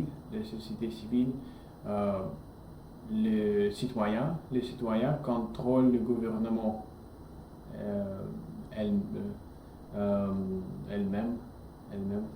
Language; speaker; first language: French; non-native, learner; English